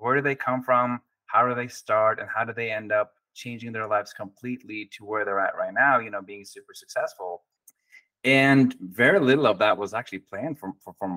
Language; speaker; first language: English; non-native, fluent; Norwegian